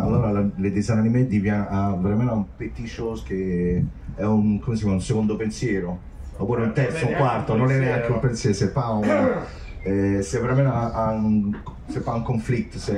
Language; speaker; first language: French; non-native, fluent; Italian